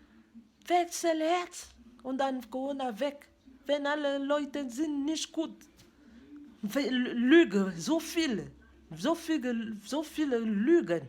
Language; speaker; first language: German; non-native, learner; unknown